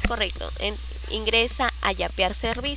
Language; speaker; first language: Spanish; native; Spanish